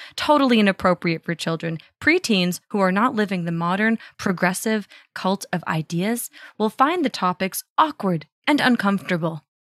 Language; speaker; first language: English; native; English